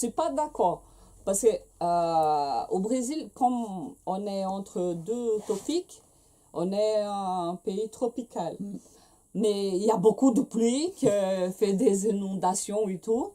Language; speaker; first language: French; non-native, fluent; Portuguese